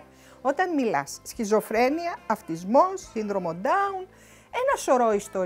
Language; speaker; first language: Greek; native; Greek